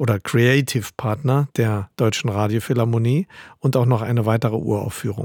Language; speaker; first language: German; native; German